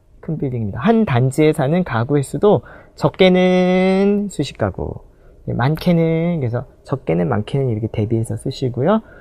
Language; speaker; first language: Korean; native; Korean